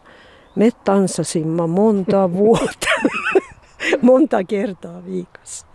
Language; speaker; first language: Finnish; early bilingual, heritage; Finnish